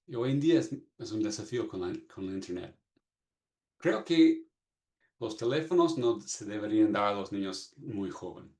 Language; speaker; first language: Spanish; non-native, fluent; English